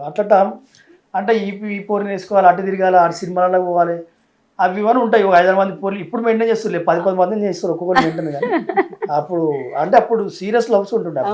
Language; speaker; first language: Telugu; native; Telugu